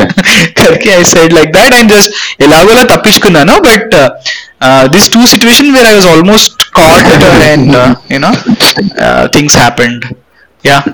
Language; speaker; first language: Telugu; non-native, local second language; Hindi